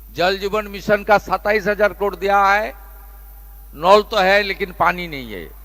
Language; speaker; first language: Hindi; non-native, local second language; Bangla